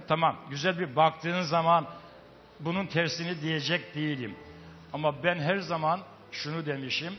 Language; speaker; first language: Turkish; native; Turkish